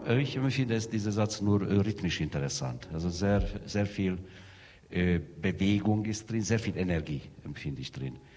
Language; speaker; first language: German; non-native, fluent; Hungarian